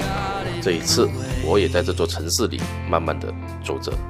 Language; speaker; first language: Chinese; native; Chinese